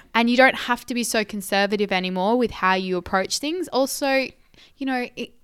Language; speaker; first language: English; native; English